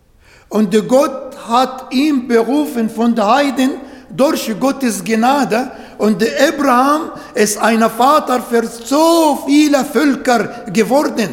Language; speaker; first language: German; non-native, fluent; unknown